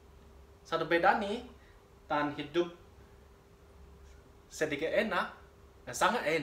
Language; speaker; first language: Indonesian; non-native, learner; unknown